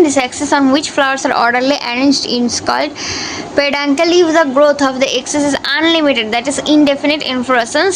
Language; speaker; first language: English; non-native, local second language; Bangla